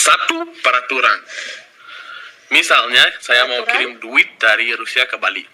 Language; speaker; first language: Indonesian; early bilingual, other home language; Russian